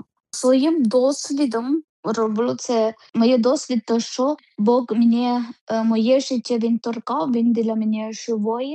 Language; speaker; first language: Ukrainian; non-native, learner; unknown